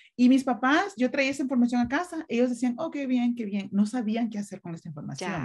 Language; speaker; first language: Spanish; native; Spanish